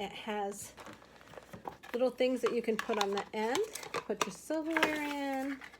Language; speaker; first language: English; native; English